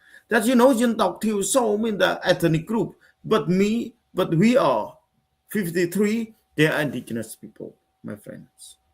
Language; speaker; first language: English; non-native, learner; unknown